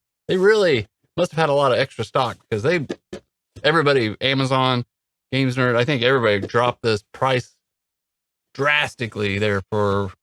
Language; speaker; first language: English; native; English